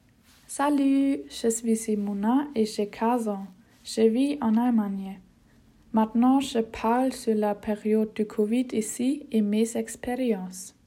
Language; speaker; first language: French; non-native, learner; German